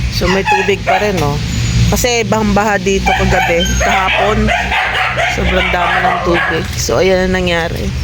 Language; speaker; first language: Filipino; native; Filipino